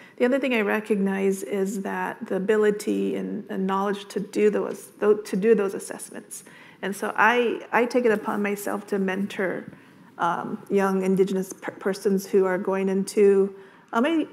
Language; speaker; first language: English; native; English